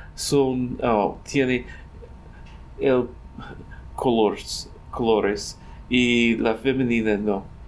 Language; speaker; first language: Spanish; non-native, learner; English